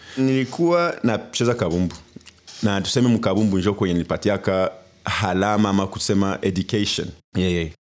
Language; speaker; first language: Swahili; native; Swahili